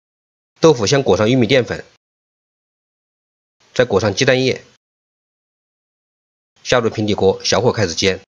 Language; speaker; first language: Chinese; native; Chinese